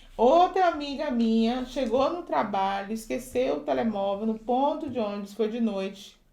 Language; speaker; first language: Portuguese; native; Portuguese